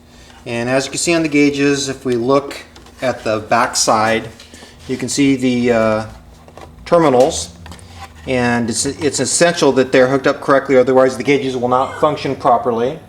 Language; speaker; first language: English; native; English